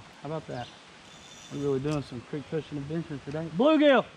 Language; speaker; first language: English; native; English